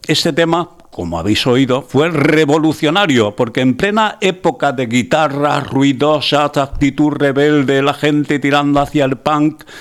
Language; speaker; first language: Spanish; non-native, local second language; Catalan